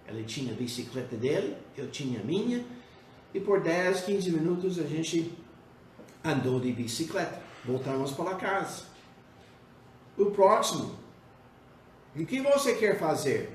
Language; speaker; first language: Portuguese; non-native, fluent; English